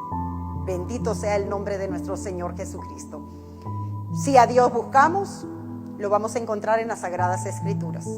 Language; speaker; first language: Spanish; native; Spanish